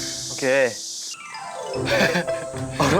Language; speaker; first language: Korean; non-native, learner; Japanese